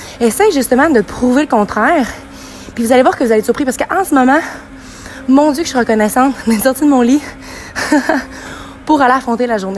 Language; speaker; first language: French; native; French